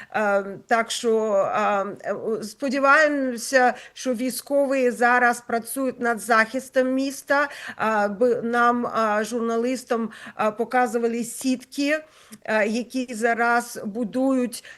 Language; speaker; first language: Ukrainian; non-native, local second language; Russian